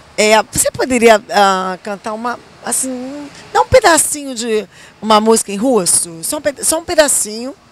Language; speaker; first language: Portuguese; native; Portuguese